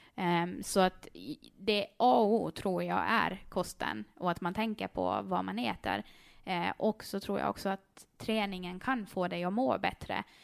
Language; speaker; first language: Swedish; native; Swedish